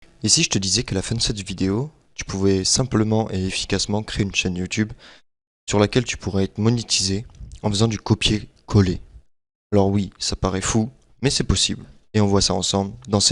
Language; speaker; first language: French; native; French